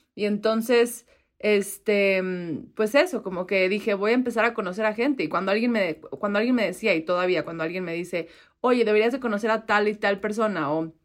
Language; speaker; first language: Spanish; native; Spanish